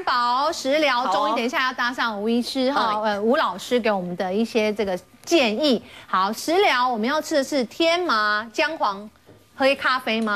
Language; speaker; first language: Chinese; native; Chinese